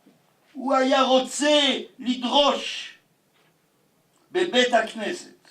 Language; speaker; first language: Hebrew; non-native, fluent; Yiddish